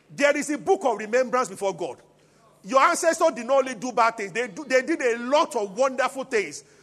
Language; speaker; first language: English; non-native, local second language; Yoruba